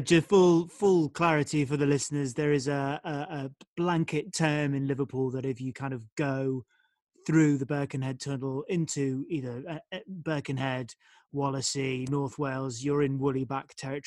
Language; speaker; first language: English; native; English